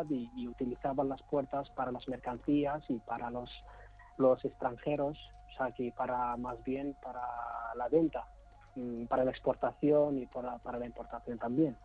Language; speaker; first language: Spanish; non-native, fluent; Arabic